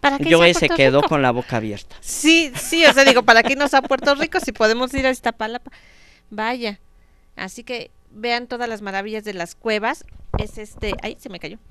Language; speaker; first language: Spanish; native; Spanish